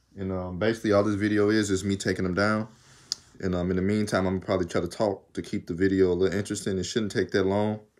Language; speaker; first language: English; native; English